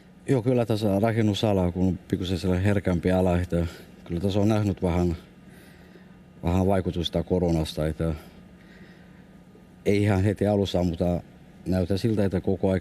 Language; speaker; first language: Finnish; non-native, fluent; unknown